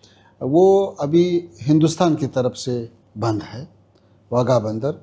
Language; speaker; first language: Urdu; non-native, fluent; Pashto